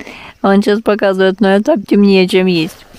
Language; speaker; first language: Russian; native; Russian